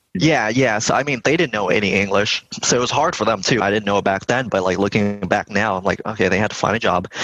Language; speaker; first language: English; early bilingual, other home language; Vietnamese